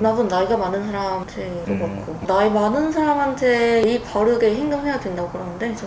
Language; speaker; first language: Korean; non-native, fluent; Vietnamese